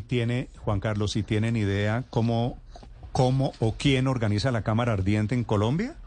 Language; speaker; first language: Spanish; native; Spanish